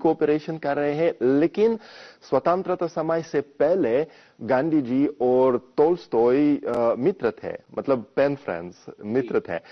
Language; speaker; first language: Hindi; non-native, fluent; Russian